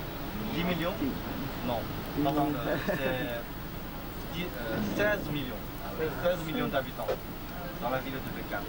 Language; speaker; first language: French; non-native, learner; Chinese